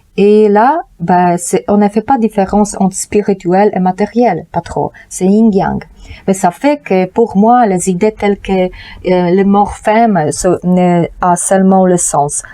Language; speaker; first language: French; non-native, fluent; Polish